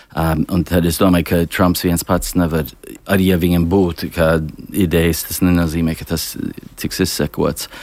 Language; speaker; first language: Latvian; early bilingual, heritage; Latvian